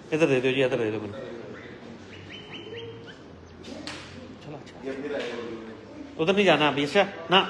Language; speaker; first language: Hindi; non-native, local second language; Punjabi